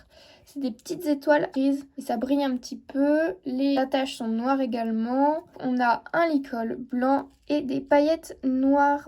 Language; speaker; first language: French; native; French